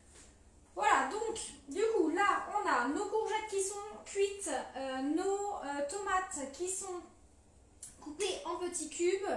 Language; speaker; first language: French; native; French